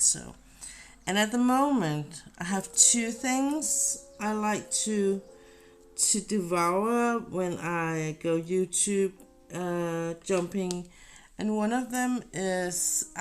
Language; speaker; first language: English; non-native, fluent; Danish